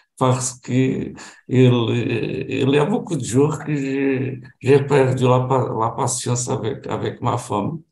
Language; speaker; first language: French; non-native, learner; Portuguese